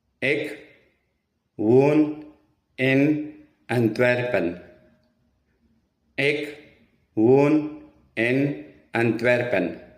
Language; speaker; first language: Dutch; non-native, learner; Pashto